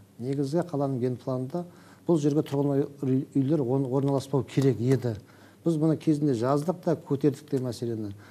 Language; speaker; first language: Kazakh; native; Kazakh